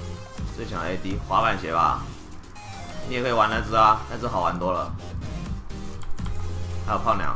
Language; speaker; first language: Chinese; native; Chinese